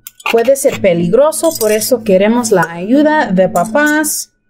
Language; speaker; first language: Spanish; early bilingual, heritage; Spanish